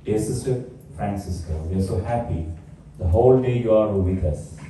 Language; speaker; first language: English; non-native, local second language; Malayalam